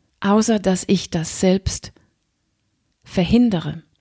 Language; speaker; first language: German; non-native, fluent; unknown